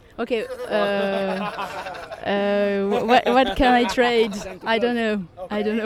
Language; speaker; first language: English; non-native, learner; French